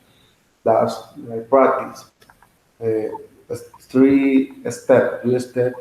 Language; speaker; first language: English; non-native, learner; Spanish